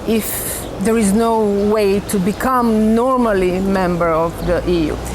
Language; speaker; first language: English; non-native, fluent; Macedonian